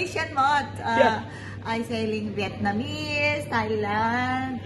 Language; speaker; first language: English; non-native, learner; Filipino